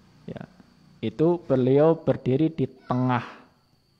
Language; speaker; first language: Indonesian; non-native, local second language; Javanese